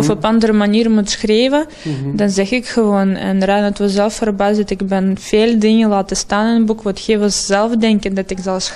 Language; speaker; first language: Dutch; non-native, learner; Russian